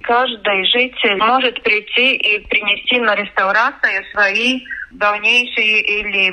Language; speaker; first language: Russian; non-native, local second language; Latvian